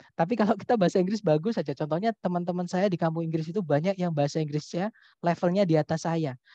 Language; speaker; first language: Indonesian; non-native, local second language; Javanese